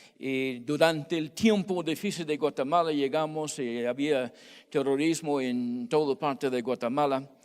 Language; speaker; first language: Spanish; non-native, fluent; English